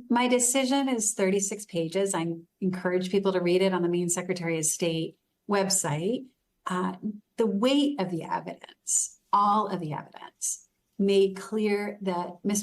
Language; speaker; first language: English; native; English